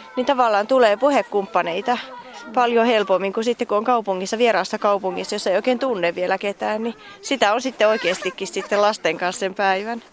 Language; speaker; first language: Finnish; native; Finnish